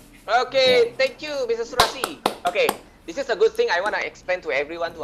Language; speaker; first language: English; non-native, learner; Indonesian